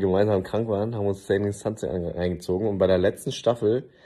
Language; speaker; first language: German; native; German